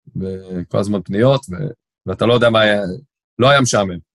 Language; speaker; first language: Hebrew; native; Hebrew